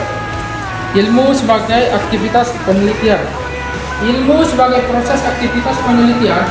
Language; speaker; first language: Indonesian; non-native, local second language; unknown